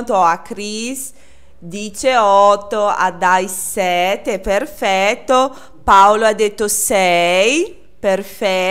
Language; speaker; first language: Italian; non-native, fluent; Portuguese